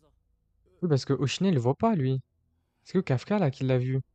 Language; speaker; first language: French; native; French